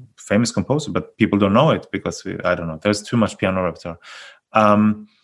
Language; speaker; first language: English; non-native, fluent; Norwegian